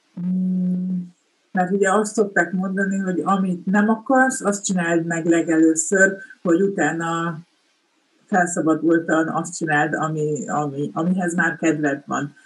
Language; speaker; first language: Hungarian; native; Hungarian